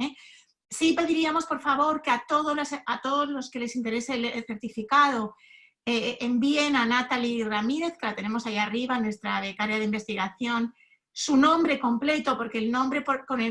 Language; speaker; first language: Spanish; native; Spanish